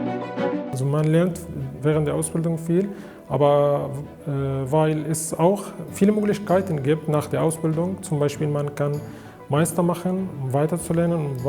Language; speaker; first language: German; non-native, learner; Arabic